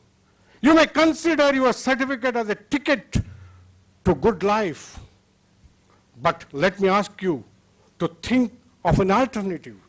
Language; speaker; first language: English; non-native, local second language; Kannada